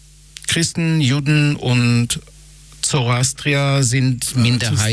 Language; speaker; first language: German; non-native, fluent; Hebrew